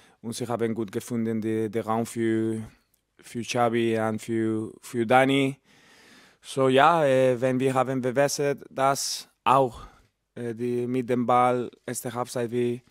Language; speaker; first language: German; non-native, learner; Spanish